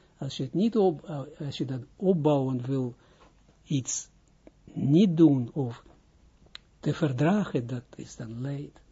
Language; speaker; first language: Dutch; non-native, fluent; Hebrew